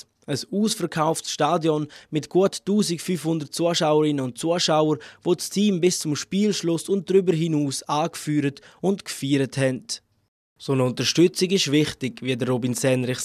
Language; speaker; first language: German; native; German